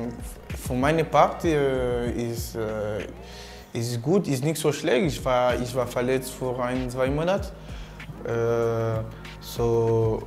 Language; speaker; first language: German; non-native, learner; French